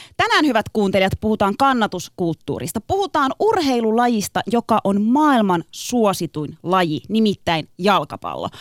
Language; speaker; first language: Finnish; early bilingual, other home language; Turkish